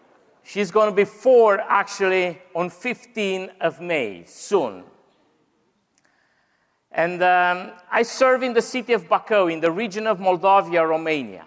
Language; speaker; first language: English; non-native, fluent; Romanian